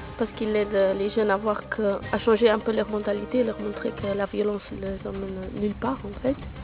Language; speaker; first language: French; non-native, local second language; Portuguese